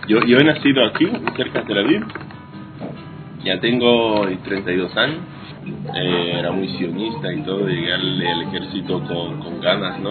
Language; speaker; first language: Spanish; non-native, fluent; Hebrew